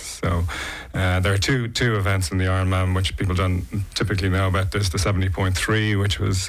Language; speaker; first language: English; native; English